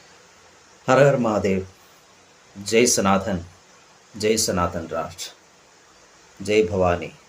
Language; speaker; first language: Hindi; non-native, local second language; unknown